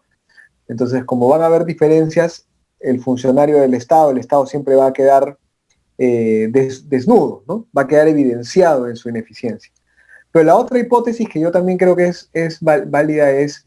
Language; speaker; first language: Spanish; native; Spanish